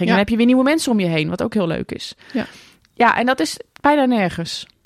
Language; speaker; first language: Dutch; native; Dutch